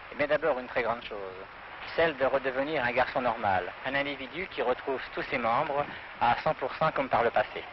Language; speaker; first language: French; native; French